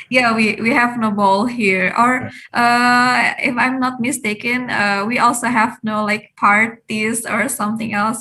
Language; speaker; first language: English; non-native, fluent; Indonesian